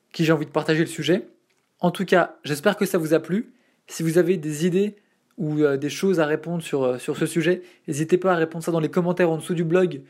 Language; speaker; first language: French; native; French